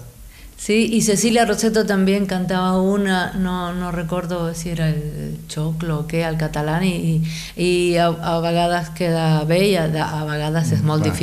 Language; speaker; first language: Catalan; non-native, fluent; Spanish